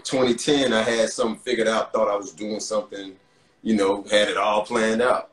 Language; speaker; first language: English; native; English